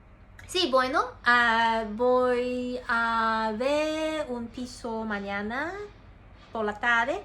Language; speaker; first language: Spanish; non-native, learner; Cantonese